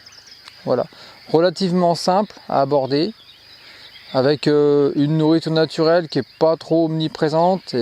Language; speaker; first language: French; native; French